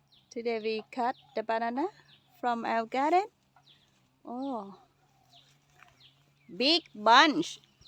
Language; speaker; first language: English; non-native, learner; Thai